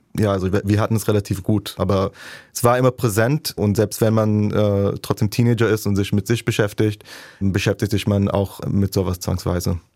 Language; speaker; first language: German; non-native, fluent; Hebrew